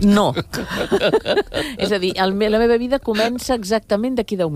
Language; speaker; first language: Catalan; native; Catalan